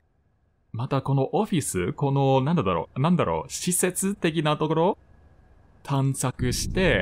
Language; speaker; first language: Japanese; non-native, fluent; English